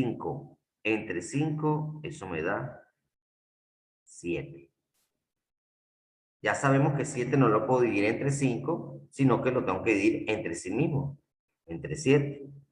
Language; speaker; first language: Spanish; native; Spanish